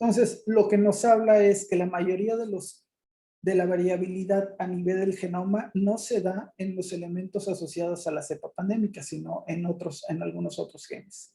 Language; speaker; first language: Spanish; native; Spanish